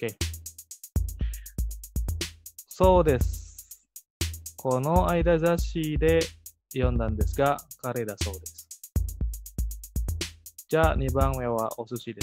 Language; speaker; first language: Japanese; non-native, fluent; Indonesian